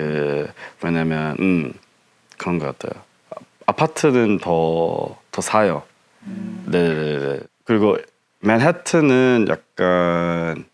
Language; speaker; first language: Korean; non-native, learner; English